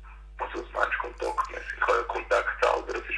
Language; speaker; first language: German; native; German